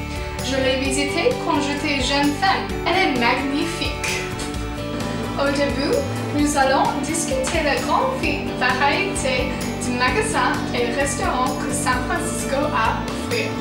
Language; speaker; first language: French; non-native, learner; English